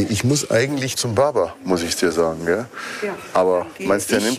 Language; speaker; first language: German; native; German